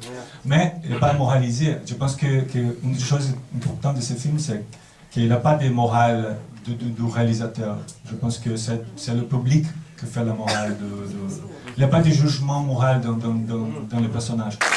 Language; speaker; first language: French; non-native, fluent; Portuguese